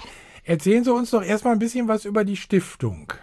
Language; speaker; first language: German; native; German